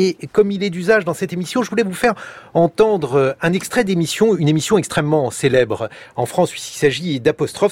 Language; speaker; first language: French; native; French